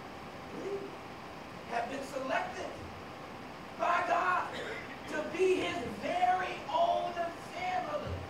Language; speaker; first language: English; native; English